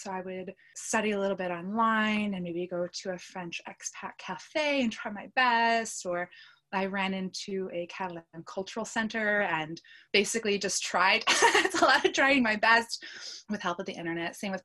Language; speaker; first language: English; early bilingual, other home language; Polish